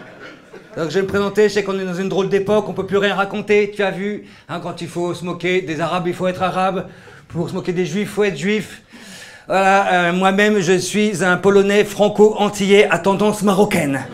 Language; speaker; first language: French; native; French